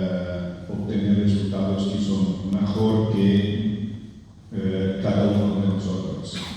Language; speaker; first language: Spanish; non-native, fluent; Italian